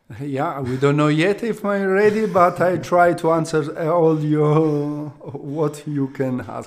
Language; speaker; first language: English; non-native, learner; Italian